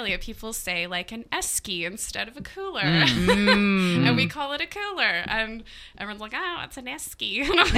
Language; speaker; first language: English; native; English